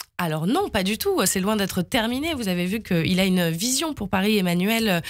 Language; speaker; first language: French; native; French